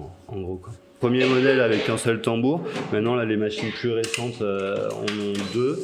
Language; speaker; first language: French; native; French